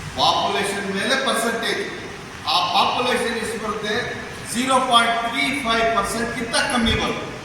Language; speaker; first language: Kannada; non-native, local second language; Marathi